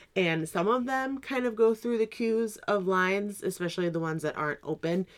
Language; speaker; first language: English; native; English